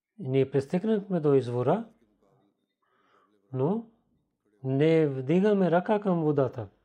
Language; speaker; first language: Bulgarian; non-native, learner; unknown